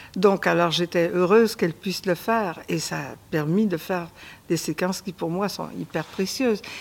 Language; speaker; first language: French; native; French